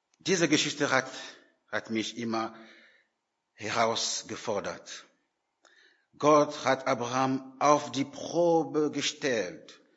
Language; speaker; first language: German; non-native, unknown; French